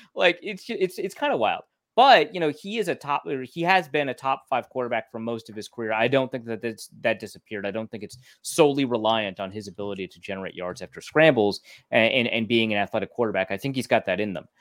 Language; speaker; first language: English; native; English